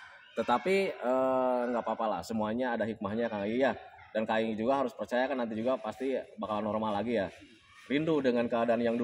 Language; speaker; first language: Indonesian; native; Indonesian